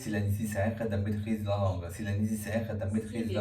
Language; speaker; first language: French; non-native, learner; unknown